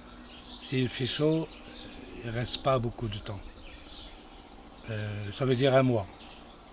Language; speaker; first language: French; non-native, learner; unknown